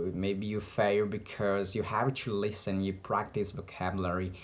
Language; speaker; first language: English; non-native, learner; Portuguese